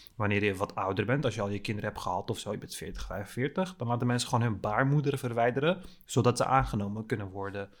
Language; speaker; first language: Dutch; early bilingual, other home language; Turkish